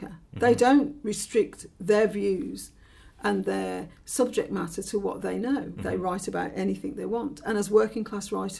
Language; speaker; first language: English; native; English